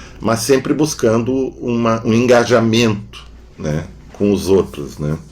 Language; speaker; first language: Portuguese; non-native, local second language; German